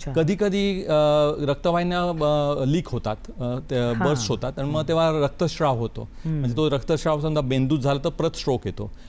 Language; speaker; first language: Marathi; native; Marathi